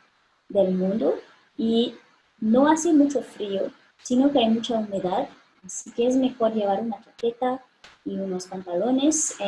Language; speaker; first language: Spanish; non-native, fluent; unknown